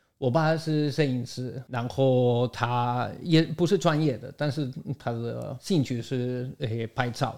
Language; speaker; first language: Chinese; non-native, fluent; Spanish